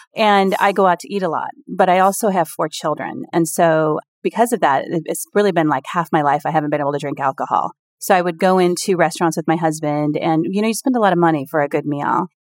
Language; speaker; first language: English; native; English